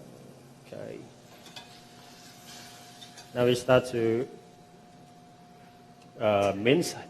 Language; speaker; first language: English; non-native, fluent; Thai